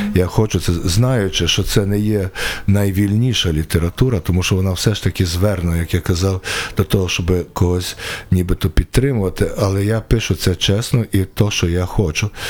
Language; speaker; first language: Ukrainian; native; Ukrainian